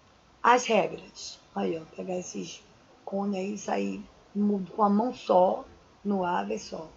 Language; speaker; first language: Portuguese; native; Portuguese